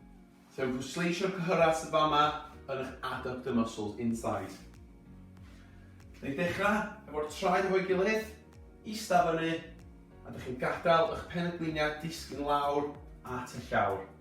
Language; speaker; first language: Welsh; native; Welsh